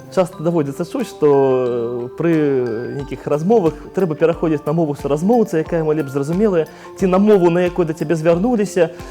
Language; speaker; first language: Belarusian; non-native, local second language; Russian